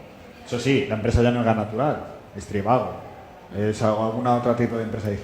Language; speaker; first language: Spanish; native; Spanish